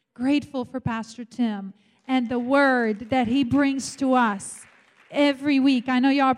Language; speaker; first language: English; non-native, fluent; Romanian